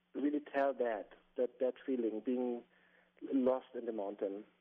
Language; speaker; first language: English; non-native, fluent; German